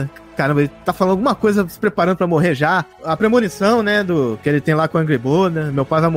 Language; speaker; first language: Portuguese; native; Portuguese